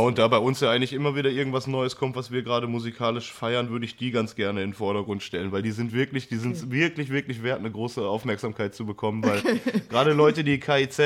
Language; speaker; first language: German; native; German